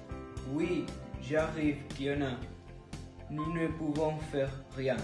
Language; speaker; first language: French; non-native, learner; Spanish